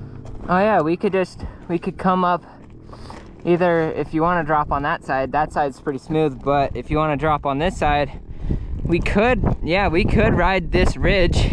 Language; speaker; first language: English; native; English